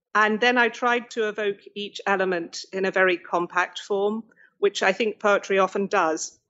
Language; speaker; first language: English; native; English